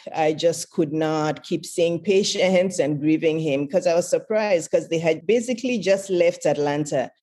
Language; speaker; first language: English; non-native, local second language; Yoruba